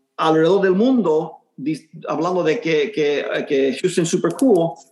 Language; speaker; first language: Spanish; early bilingual, heritage; Spanish